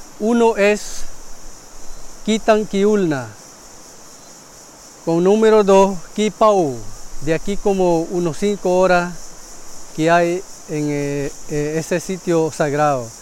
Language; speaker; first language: Spanish; non-native, local second language; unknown